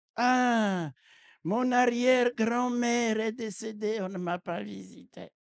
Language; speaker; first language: French; non-native, local second language; Lingala